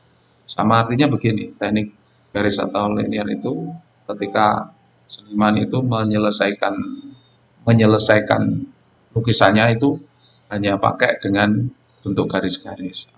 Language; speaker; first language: Indonesian; non-native, local second language; Javanese